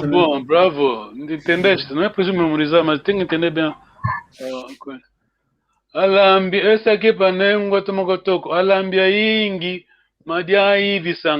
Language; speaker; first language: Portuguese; non-native, local second language; Kongo